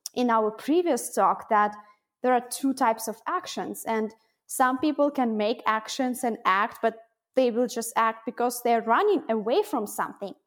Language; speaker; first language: English; non-native, fluent; Russian